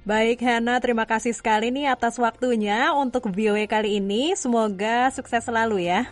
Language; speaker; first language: Indonesian; native; Indonesian